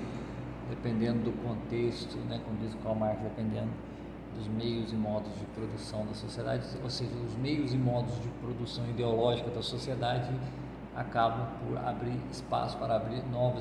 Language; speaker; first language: Portuguese; native; Portuguese